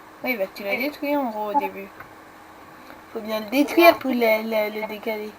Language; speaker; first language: French; native; French